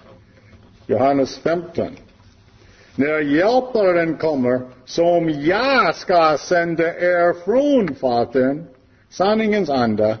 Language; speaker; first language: Swedish; non-native, learner; English